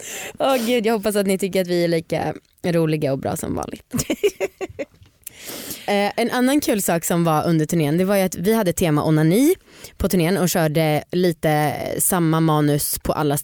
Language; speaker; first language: Swedish; native; Swedish